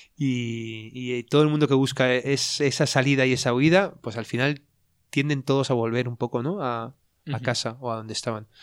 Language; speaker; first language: Spanish; native; Spanish